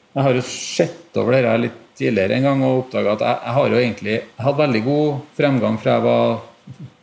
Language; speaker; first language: Norwegian; native; Norwegian